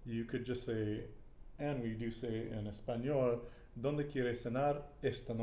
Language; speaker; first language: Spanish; non-native, learner; English